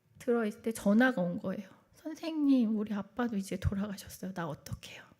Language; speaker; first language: Korean; native; Korean